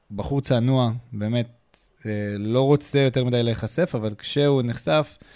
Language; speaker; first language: Hebrew; native; Hebrew